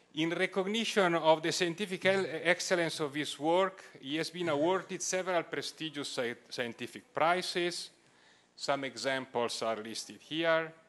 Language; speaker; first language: English; non-native, fluent; Italian